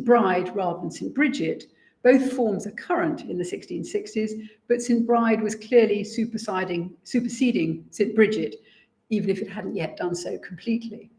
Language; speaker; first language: English; native; English